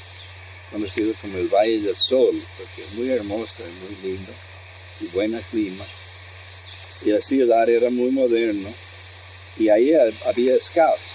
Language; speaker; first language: Spanish; non-native, fluent; English